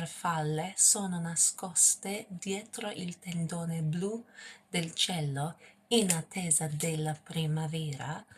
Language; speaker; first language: Italian; non-native, fluent; English